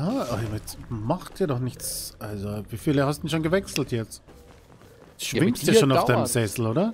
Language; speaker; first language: German; native; German